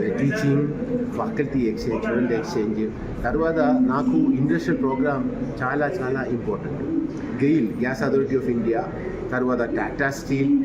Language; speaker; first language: Telugu; non-native, learner; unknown